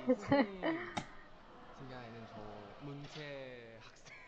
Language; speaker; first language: Korean; non-native, learner; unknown